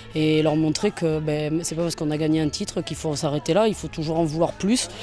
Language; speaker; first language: French; native; French